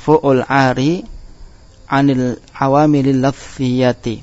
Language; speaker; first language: Arabic; non-native, fluent; Indonesian